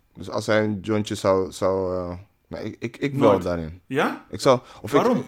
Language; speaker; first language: Dutch; native; Dutch